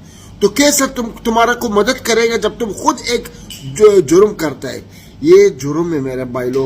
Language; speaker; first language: Hindi; non-native, learner; Arabic